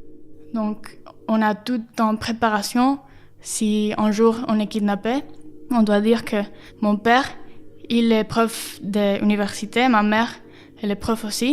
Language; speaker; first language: French; non-native, fluent; Spanish